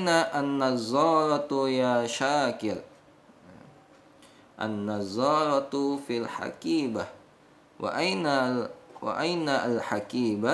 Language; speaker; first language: Arabic; non-native, fluent; Indonesian